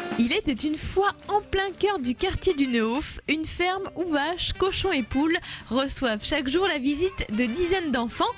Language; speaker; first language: French; native; French